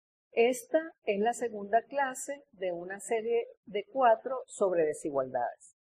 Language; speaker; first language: Spanish; native; Spanish